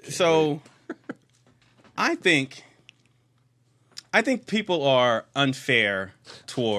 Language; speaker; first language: English; native; English